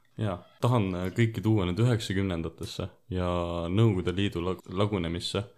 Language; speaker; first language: Estonian; native; Estonian